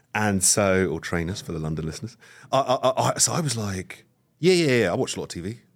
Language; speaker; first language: English; native; English